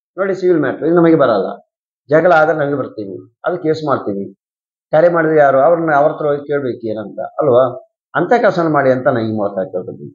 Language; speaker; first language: Kannada; native; Kannada